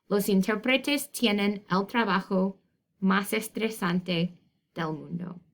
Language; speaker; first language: Spanish; non-native, fluent; English